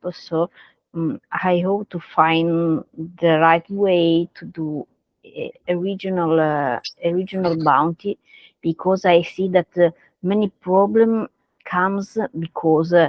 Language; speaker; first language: English; non-native, learner; Italian